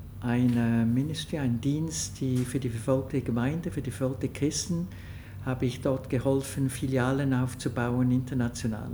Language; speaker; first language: German; non-native, local second language; French